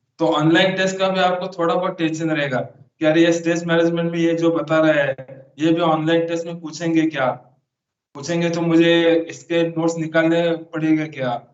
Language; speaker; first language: Hindi; non-native, local second language; Marathi